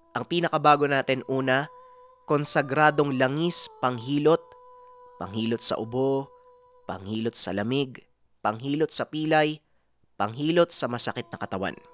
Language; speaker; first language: Filipino; native; Filipino